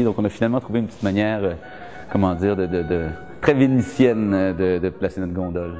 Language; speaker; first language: French; native; French